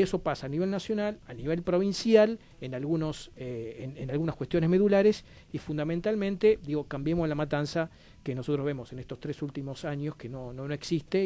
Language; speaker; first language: Spanish; native; Spanish